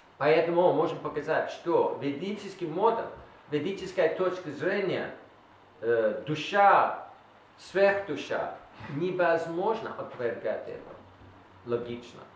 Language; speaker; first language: Russian; non-native, learner; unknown